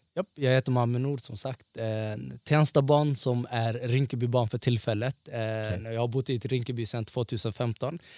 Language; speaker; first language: Swedish; early bilingual, other home language; Somali